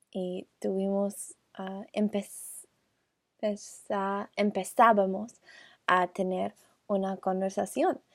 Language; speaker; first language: Spanish; non-native, learner; English